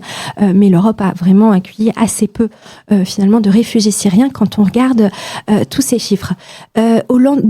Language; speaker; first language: French; native; French